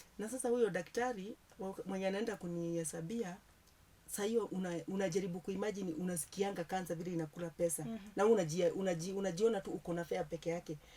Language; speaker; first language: Swahili; non-native, local second language; Kikuyu